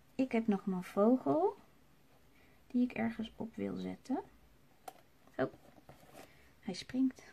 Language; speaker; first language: Dutch; native; Dutch